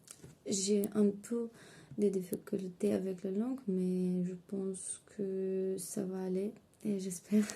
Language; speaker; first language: French; non-native, fluent; Bulgarian